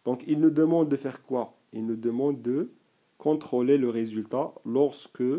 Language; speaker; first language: French; non-native, local second language; Arabic